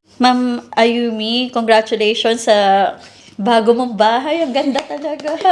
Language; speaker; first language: Filipino; native; Filipino